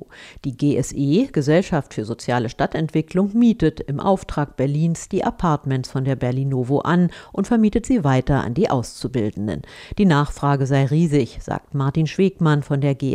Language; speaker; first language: German; native; German